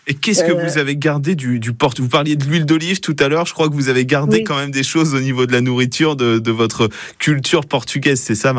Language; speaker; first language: French; native; French